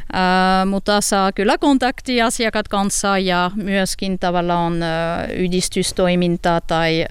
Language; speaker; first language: Finnish; non-native, learner; French